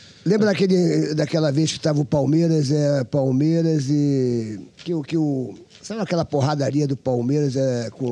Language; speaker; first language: Portuguese; native; Portuguese